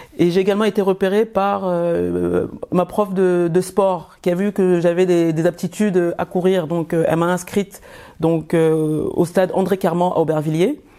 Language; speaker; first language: French; early bilingual, other home language; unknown